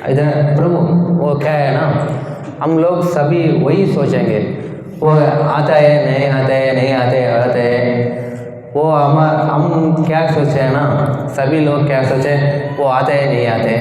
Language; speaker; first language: Hindi; non-native, local second language; Kannada